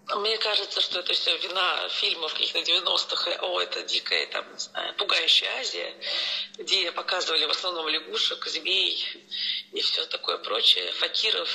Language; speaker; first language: Russian; native; Russian